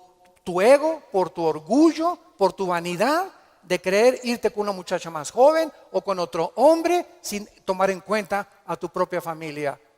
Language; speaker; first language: Spanish; native; Spanish